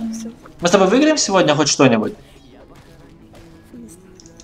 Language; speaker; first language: Russian; native; Russian